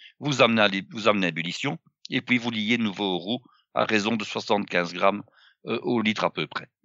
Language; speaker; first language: French; native; French